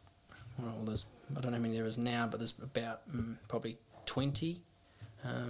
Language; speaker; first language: English; native; English